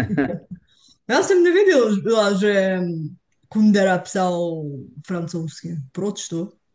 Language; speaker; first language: Czech; non-native, fluent; Bulgarian